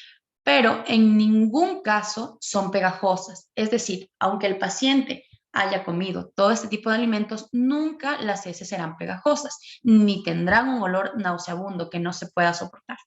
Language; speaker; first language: Spanish; native; Spanish